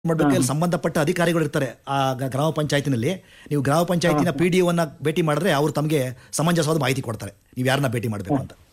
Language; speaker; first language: Kannada; native; Kannada